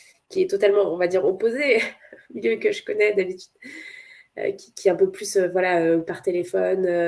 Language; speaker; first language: French; native; French